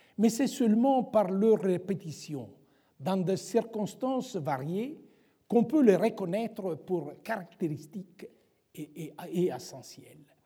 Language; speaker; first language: French; non-native, fluent; Italian